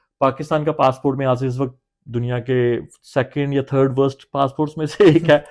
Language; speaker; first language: Urdu; native; Urdu